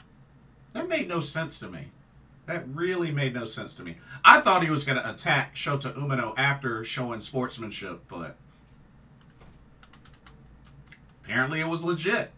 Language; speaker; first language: English; native; English